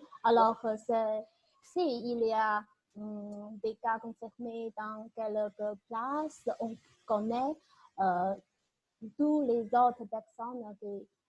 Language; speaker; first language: French; non-native, learner; Chinese